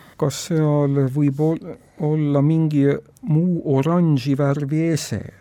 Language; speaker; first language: Estonian; native; Estonian